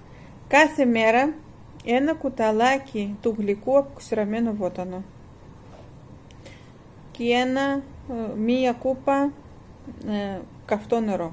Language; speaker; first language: Greek; non-native, fluent; Russian